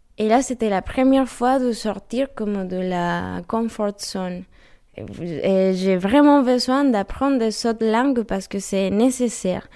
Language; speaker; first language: French; non-native, learner; Spanish